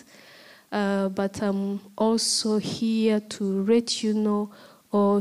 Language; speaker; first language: English; non-native, local second language; Kinyarwanda